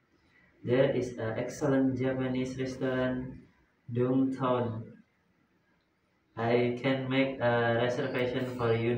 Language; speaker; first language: English; non-native, learner; Indonesian